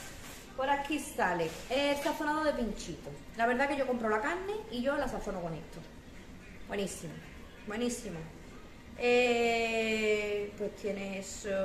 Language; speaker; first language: Spanish; native; Spanish